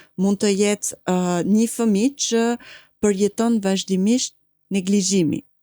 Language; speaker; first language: Albanian; non-native, fluent; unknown